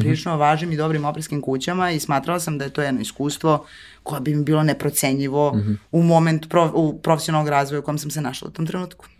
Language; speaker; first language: Serbian; native; Serbian